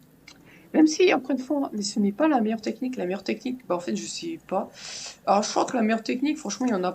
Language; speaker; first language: French; native; French